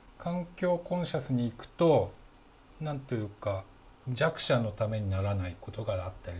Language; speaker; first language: Japanese; native; Japanese